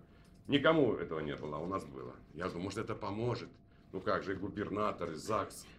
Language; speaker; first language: Russian; native; Russian